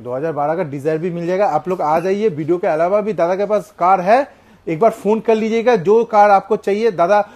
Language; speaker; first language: Hindi; non-native, local second language; Bangla